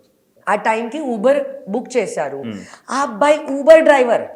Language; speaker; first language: Telugu; non-native, local second language; Hindi